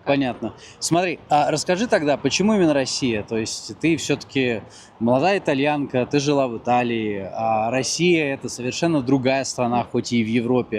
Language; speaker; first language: Russian; native; Russian